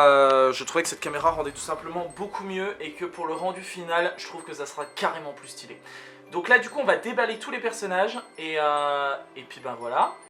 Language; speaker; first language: French; native; French